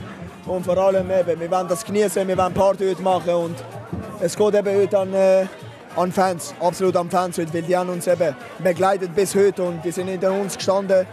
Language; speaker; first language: German; non-native, fluent; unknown